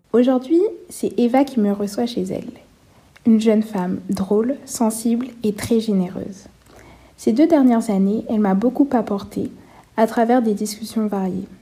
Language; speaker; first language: French; native; French